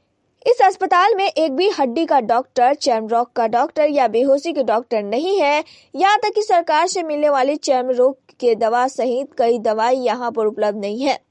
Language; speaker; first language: Hindi; native; Hindi